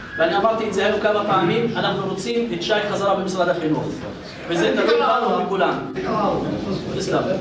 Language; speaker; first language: Hebrew; non-native, local second language; Arabic